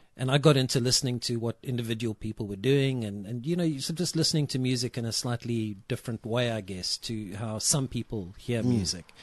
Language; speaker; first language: English; native; English